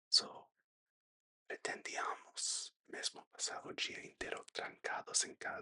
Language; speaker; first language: Portuguese; non-native, learner; English